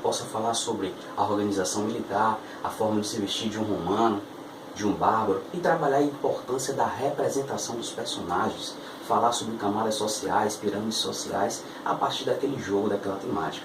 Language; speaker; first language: Portuguese; native; Portuguese